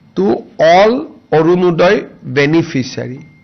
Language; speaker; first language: English; non-native, local second language; Assamese